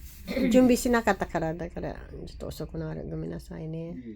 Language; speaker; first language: Japanese; non-native, learner; Filipino